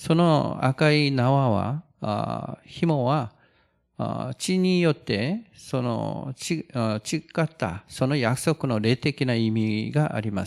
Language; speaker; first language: Japanese; non-native, fluent; Korean